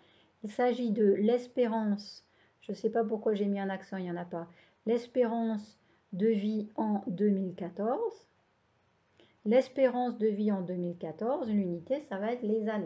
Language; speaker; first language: French; native; French